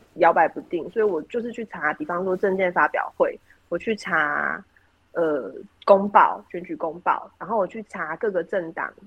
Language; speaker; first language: Chinese; native; Chinese